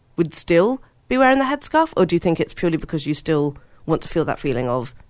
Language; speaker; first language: English; early bilingual, other home language; Hindi